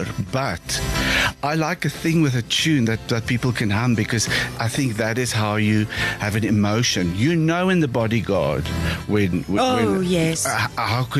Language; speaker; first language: English; non-native, local second language; Afrikaans